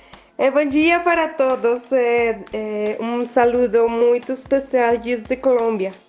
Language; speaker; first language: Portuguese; non-native, learner; Spanish